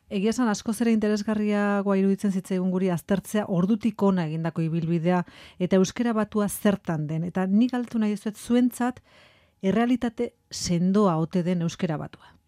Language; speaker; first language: Basque; native; Basque